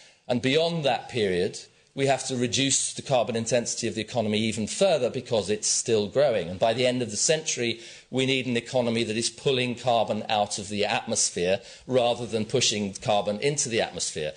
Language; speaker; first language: English; native; English